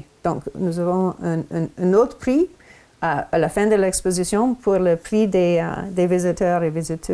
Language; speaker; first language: French; non-native, local second language; English